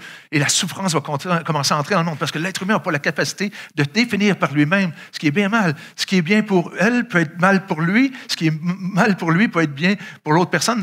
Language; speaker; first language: French; native; French